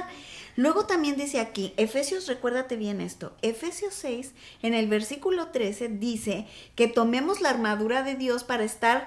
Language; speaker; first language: Spanish; native; Spanish